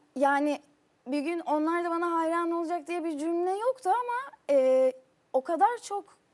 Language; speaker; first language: Turkish; native; Turkish